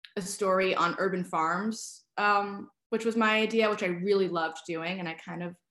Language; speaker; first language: English; native; English